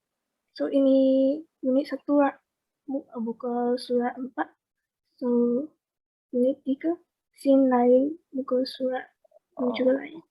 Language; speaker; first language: Malay; native; Malay